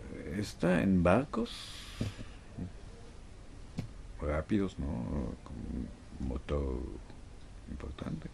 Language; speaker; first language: Spanish; non-native, fluent; French